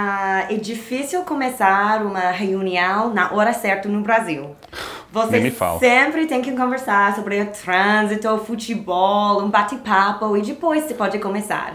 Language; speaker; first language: Portuguese; non-native, learner; English